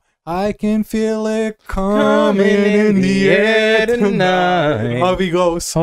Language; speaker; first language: English; native; English